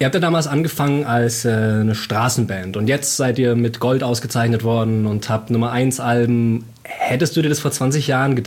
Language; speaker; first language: German; native; German